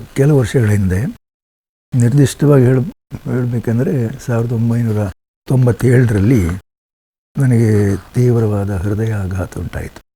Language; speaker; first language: Kannada; non-native, local second language; Tulu